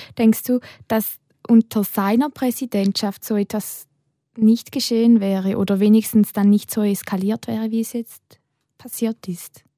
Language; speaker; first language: German; native; German